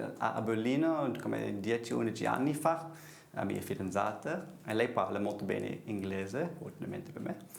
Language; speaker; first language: Italian; non-native, learner; English